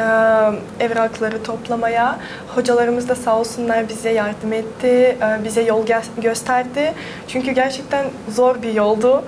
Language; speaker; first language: Turkish; non-native, fluent; Russian